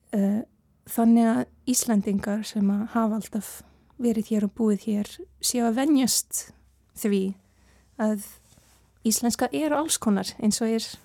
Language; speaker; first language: Icelandic; non-native, fluent; Serbian